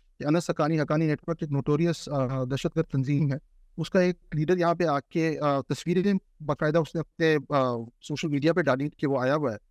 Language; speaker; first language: Urdu; non-native, local second language; Pashto